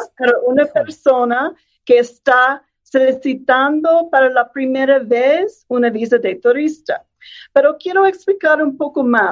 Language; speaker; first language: Spanish; non-native, fluent; English